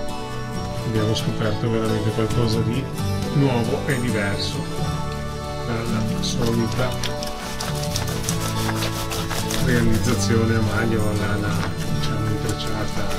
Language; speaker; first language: Italian; native; Italian